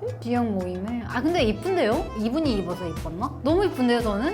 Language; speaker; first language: Korean; non-native, fluent; Kazakh